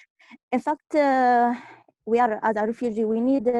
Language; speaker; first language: English; non-native, learner; Arabic